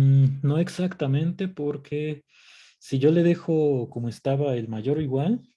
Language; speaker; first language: Spanish; native; Spanish